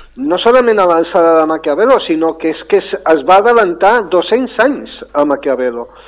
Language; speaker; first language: Catalan; non-native, local second language; Spanish